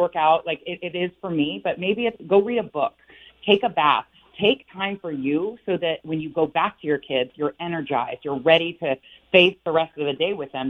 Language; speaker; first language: English; native; English